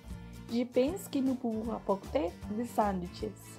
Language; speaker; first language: French; non-native, learner; Spanish